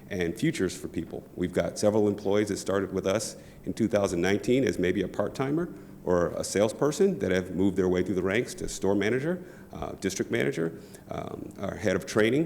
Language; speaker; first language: English; native; English